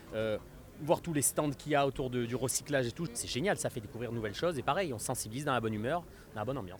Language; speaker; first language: French; native; French